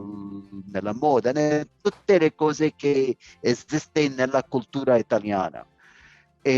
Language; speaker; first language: Italian; non-native, learner; English